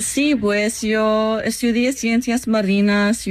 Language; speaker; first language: Spanish; non-native, learner; English